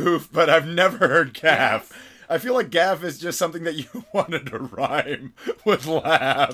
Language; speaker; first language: English; early bilingual, other home language; Spanish